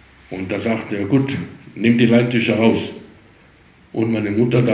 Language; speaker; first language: German; early bilingual, heritage; German